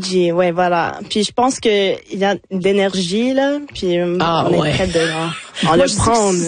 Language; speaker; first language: French; non-native, local second language; English